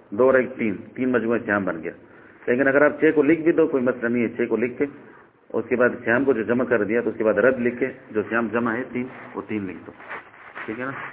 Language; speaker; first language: Urdu; non-native, local second language; Northern Hindko